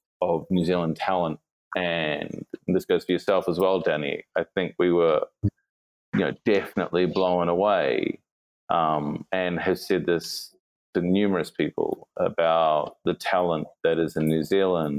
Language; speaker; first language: English; native; English